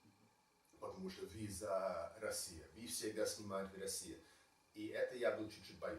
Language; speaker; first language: Russian; non-native, learner; English